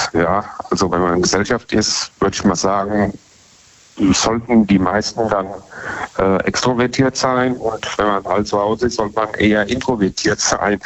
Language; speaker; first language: German; native; German